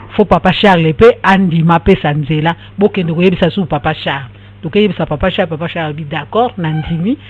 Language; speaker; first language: Lingala; non-native, local second language; Kongo